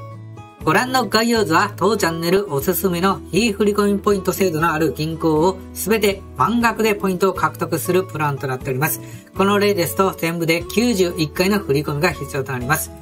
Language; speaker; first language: Japanese; native; Japanese